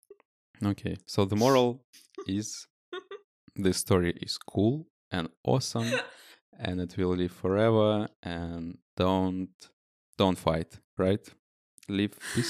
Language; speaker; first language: English; non-native, fluent; Russian